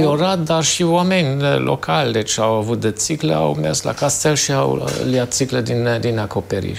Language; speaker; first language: Romanian; non-native, fluent; German